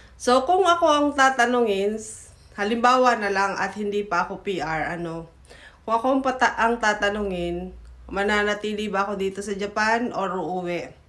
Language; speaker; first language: Filipino; native; Filipino